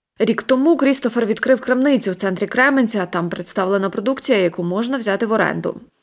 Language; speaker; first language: Ukrainian; native; Ukrainian